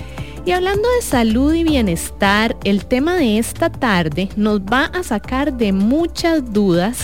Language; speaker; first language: Spanish; native; Spanish